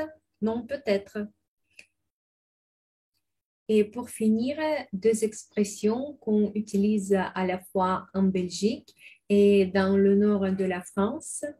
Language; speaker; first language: French; non-native, fluent; Russian